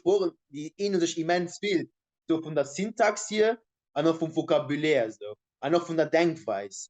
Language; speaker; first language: German; non-native, local second language; Luxembourgish